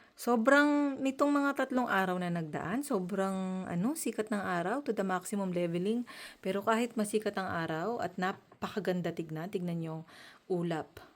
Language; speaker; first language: Filipino; native; Filipino